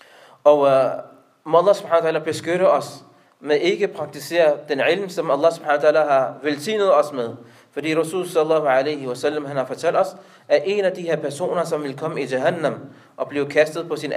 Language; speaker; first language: Danish; non-native, local second language; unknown